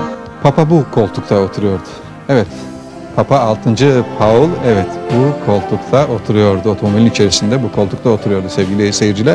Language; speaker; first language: Turkish; native; Turkish